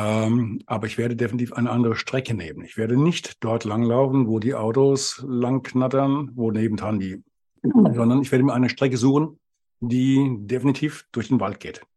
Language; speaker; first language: German; native; German